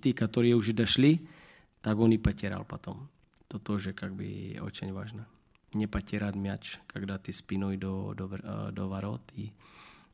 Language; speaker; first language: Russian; non-native, learner; Czech